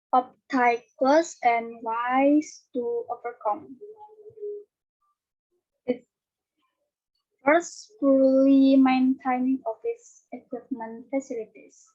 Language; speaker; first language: English; non-native, learner; Indonesian